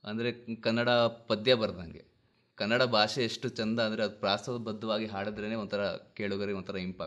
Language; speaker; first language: Kannada; native; Kannada